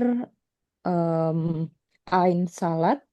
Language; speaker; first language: German; non-native, learner; Indonesian